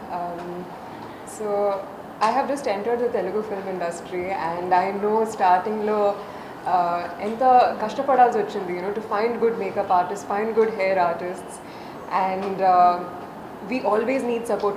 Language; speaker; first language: English; non-native, local second language; Telugu